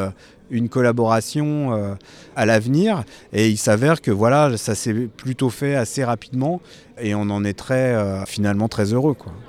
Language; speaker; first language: French; native; French